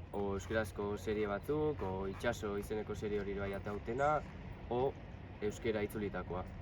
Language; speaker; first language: Basque; native; Basque